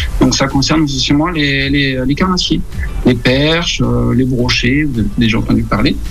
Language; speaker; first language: French; native; French